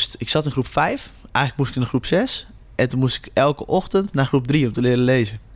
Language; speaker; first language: Dutch; early bilingual, heritage; Dutch